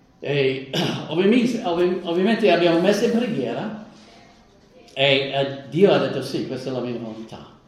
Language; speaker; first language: Italian; non-native, fluent; English